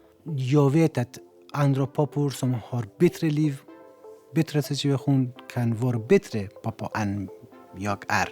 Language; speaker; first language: Swedish; non-native, learner; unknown